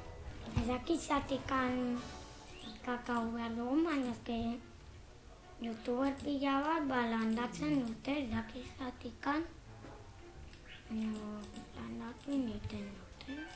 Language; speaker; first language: Basque; non-native, local second language; Spanish